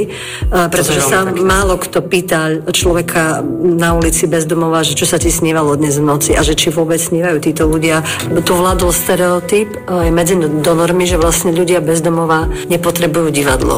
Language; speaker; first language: Slovak; native; Slovak